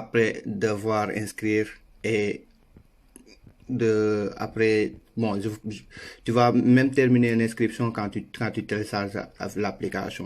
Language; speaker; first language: French; non-native, local second language; Wolof